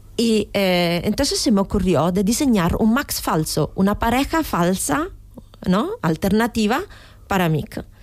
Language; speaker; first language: Spanish; non-native, fluent; Italian